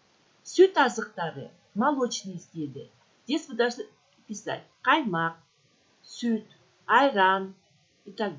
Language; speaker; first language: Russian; non-native, local second language; Kyrgyz